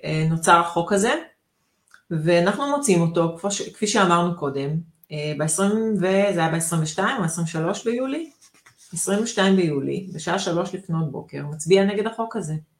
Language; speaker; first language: Hebrew; native; Hebrew